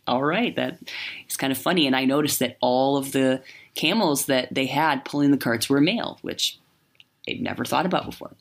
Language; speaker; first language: English; native; English